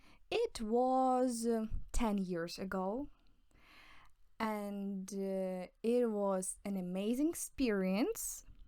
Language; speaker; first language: English; non-native, fluent; Ukrainian